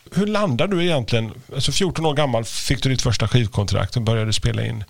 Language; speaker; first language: Swedish; native; Swedish